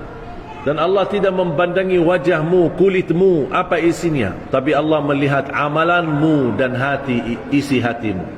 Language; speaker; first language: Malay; non-native, fluent; Arabic